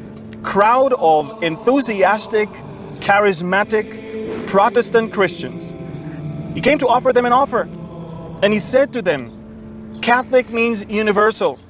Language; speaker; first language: English; non-native, fluent; Hebrew